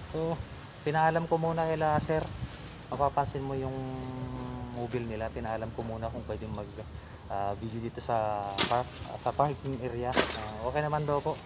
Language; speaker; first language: Filipino; non-native, local second language; Iloko